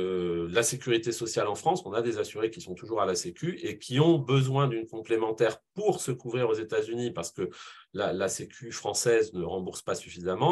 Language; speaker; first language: French; native; French